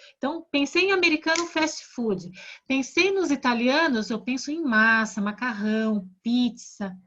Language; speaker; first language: Portuguese; native; Portuguese